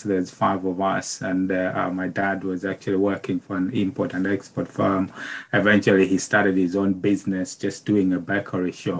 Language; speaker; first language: English; non-native, local second language; Nyanja